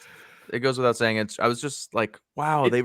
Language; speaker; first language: English; native; English